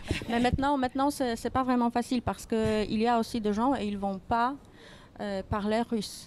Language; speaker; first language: French; non-native, fluent; Polish